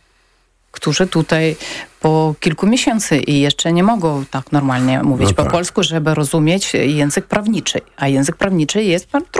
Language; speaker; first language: Polish; non-native, local second language; Ukrainian